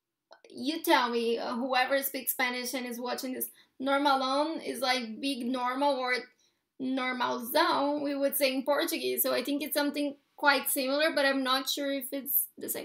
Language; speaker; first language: English; non-native, fluent; Portuguese